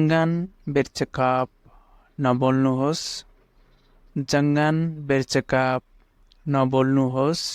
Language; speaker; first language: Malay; non-native, fluent; Nepali